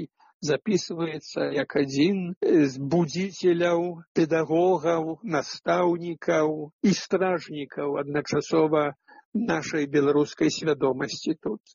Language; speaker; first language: Belarusian; native; Belarusian